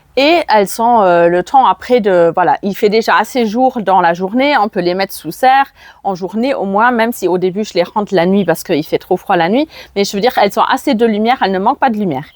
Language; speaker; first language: French; non-native, fluent; German